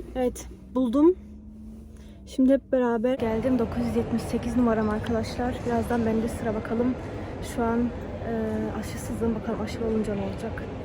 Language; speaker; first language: Turkish; early bilingual, heritage; Turkish